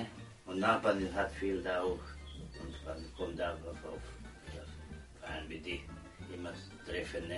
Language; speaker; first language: German; non-native, learner; Croatian